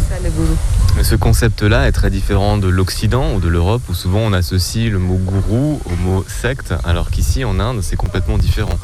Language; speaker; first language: French; native; French